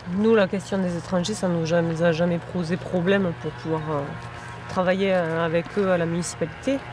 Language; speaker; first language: French; native; French